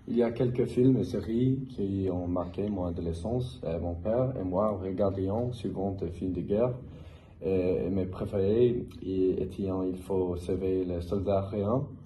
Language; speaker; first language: French; non-native, learner; English